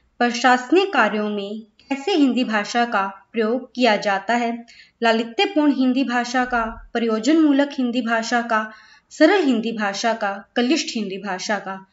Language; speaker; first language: Hindi; native; Hindi